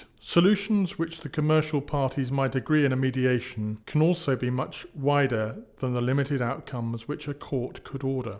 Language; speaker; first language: English; native; English